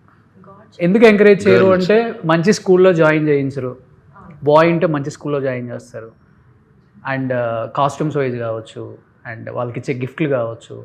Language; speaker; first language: Telugu; native; Telugu